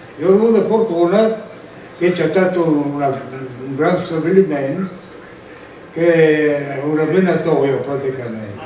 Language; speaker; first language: Italian; non-native, local second language; Friulian